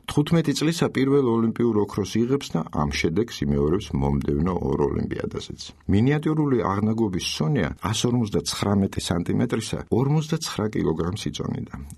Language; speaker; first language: Georgian; native; Georgian